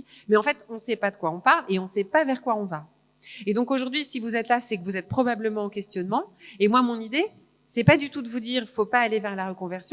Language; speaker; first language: French; native; French